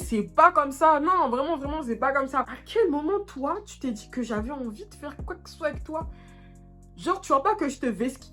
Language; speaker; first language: French; native; French